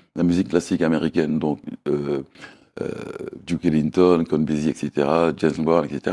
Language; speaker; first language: French; native; French